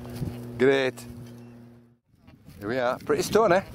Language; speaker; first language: English; native; English